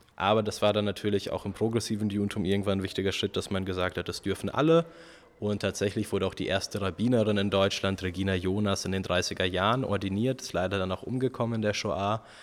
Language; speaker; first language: German; early bilingual, other home language; Russian